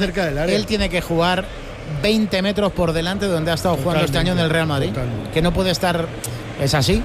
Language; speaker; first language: Spanish; native; Spanish